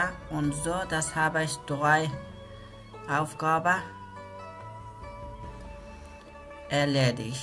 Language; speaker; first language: German; non-native, learner; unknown